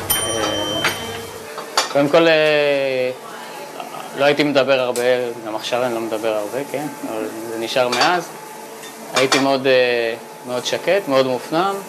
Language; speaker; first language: Hebrew; early bilingual, other home language; French